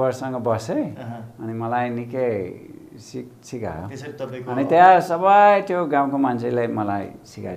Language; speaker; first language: Nepali; non-native, fluent; English